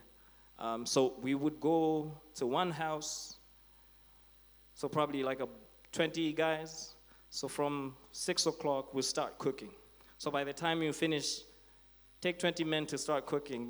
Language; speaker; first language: English; non-native, local second language; Nyanja